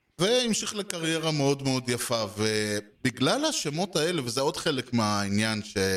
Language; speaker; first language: Hebrew; native; Hebrew